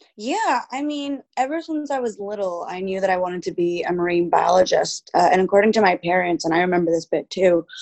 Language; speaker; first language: English; early bilingual, other home language; Spanish